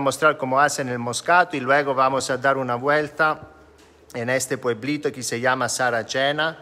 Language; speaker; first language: Spanish; non-native, fluent; Italian